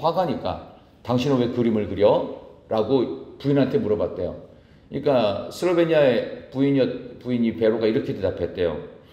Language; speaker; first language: Korean; native; Korean